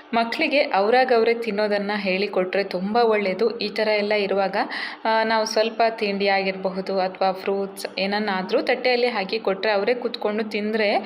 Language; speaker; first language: Kannada; non-native, local second language; Tulu